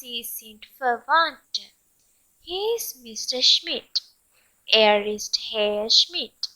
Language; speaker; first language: German; non-native, learner; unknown